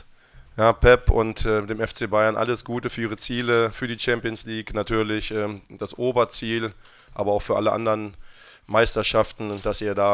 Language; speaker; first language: German; native; German